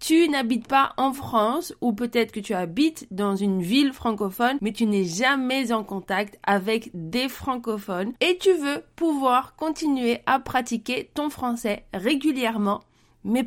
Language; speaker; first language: French; native; French